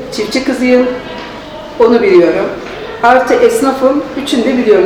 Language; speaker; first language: Turkish; native; Turkish